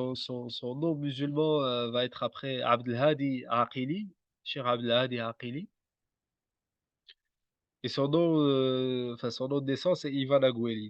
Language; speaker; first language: French; native; French